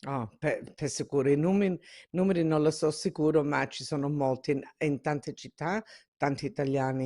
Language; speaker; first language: Italian; early bilingual, heritage; Italian